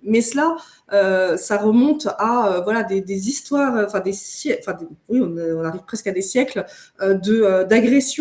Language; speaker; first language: French; native; French